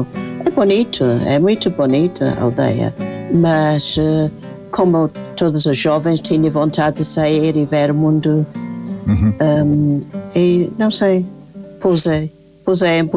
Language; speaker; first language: Portuguese; non-native, fluent; English